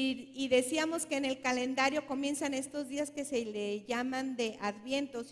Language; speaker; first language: Spanish; native; Spanish